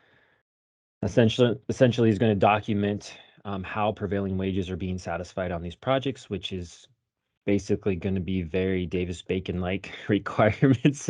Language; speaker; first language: English; native; English